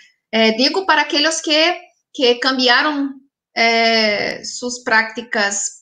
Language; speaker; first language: Spanish; non-native, fluent; Portuguese